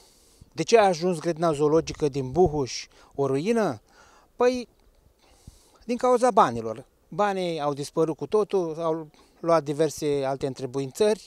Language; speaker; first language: Romanian; native; Romanian